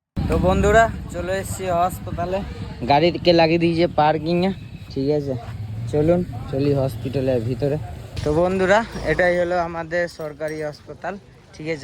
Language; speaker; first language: Bangla; non-native, learner; Hindi